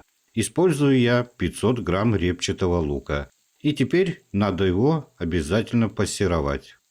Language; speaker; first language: Russian; native; Russian